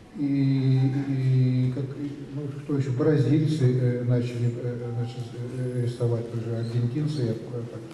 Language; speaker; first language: Russian; native; Russian